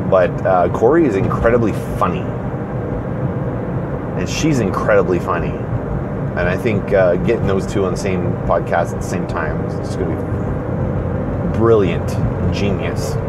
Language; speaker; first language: English; native; English